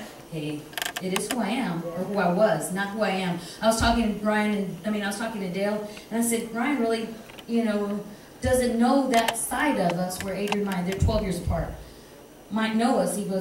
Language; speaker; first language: English; early bilingual, other home language; Spanish